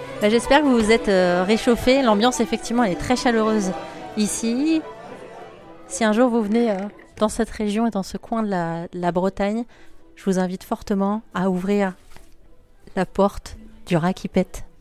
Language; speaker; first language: French; native; French